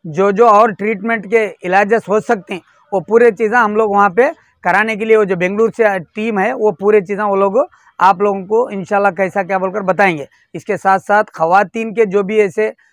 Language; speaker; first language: Hindi; non-native, local second language; Urdu